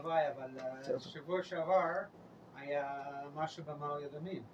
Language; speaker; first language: Hebrew; non-native, learner; English